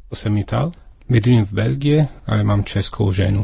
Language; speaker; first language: Czech; non-native, learner; Italian